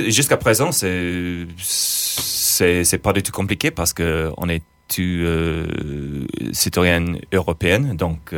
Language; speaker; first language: French; non-native, fluent; English